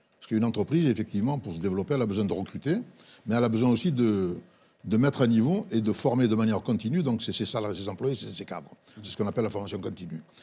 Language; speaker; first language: French; non-native, local second language; Arabic